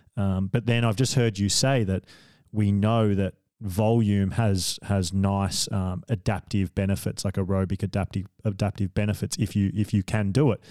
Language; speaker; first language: English; native; English